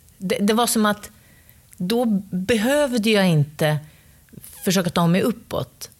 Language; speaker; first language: Swedish; native; Swedish